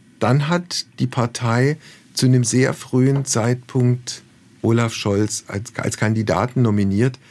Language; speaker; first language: German; native; German